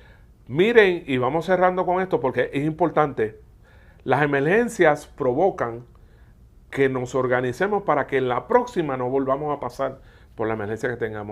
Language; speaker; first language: Spanish; native; Spanish